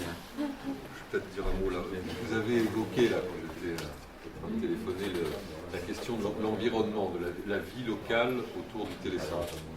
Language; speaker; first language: French; native; French